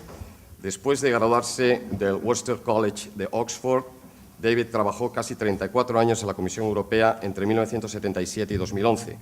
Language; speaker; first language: Spanish; native; Spanish